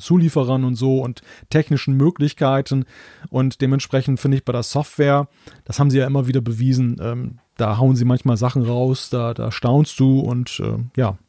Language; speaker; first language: German; native; German